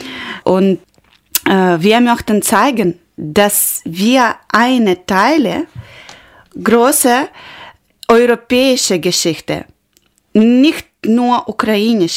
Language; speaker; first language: German; non-native, learner; Ukrainian